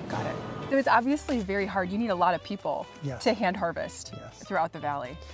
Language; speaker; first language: English; native; English